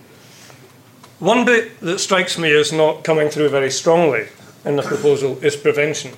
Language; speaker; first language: English; native; English